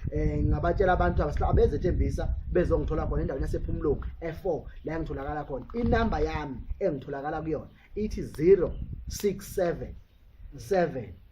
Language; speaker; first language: Zulu; native; Zulu